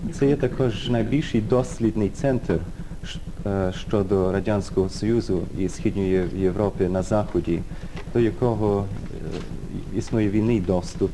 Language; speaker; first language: Ukrainian; early bilingual, heritage; Ukrainian